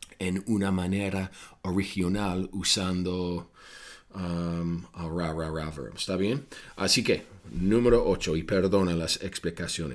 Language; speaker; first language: Spanish; non-native, fluent; English